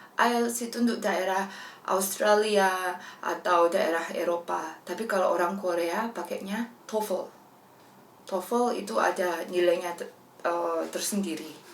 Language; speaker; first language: Indonesian; native; Indonesian